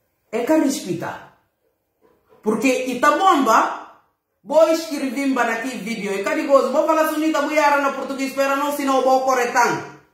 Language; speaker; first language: Portuguese; non-native, local second language; Upper Guinea Crioulo